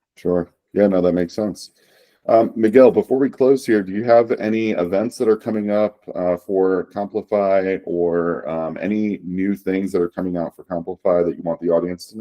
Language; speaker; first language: English; native; English